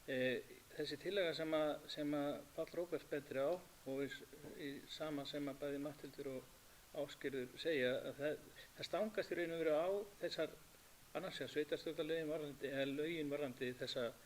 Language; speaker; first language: Icelandic; native; Icelandic